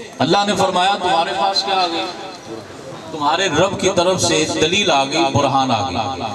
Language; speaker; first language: Urdu; non-native, local second language; Punjabi